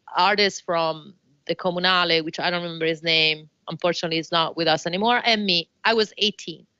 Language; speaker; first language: English; non-native, fluent; Italian